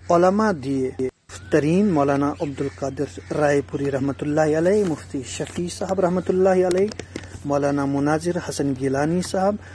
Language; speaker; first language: Urdu; native; Urdu